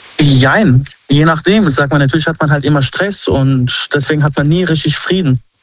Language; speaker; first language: German; early bilingual, other home language; Arabic